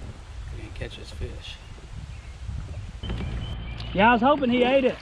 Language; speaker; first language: English; native; English